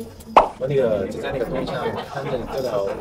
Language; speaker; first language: Chinese; non-native, fluent; Korean